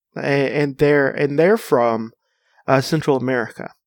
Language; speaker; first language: English; early bilingual, other home language; Spanish